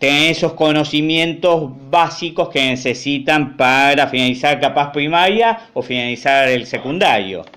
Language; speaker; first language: Spanish; native; Spanish